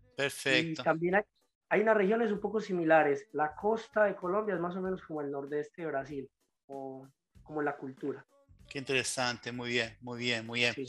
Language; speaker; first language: Spanish; native; Spanish